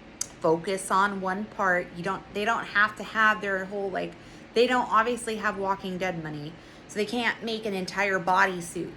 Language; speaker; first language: English; native; English